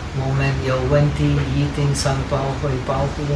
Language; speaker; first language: Chinese; non-native, learner; Czech